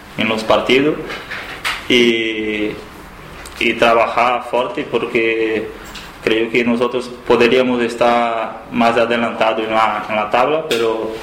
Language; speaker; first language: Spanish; non-native, learner; Portuguese